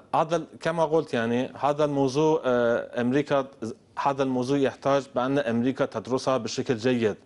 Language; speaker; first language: Arabic; non-native, fluent; Persian